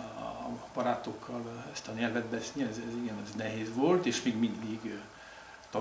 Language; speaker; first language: Hungarian; non-native, learner; French